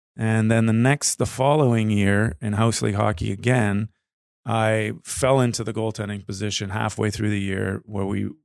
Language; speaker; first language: English; native; English